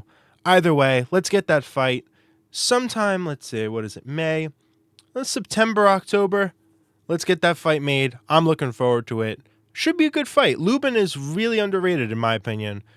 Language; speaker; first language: English; native; English